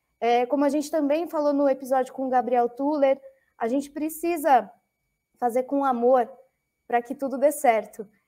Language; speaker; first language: Portuguese; native; Portuguese